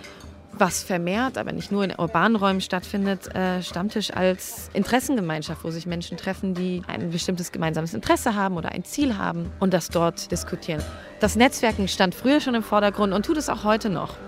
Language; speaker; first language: German; native; German